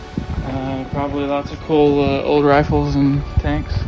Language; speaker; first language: English; native; English